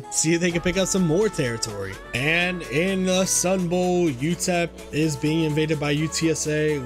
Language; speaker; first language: English; native; English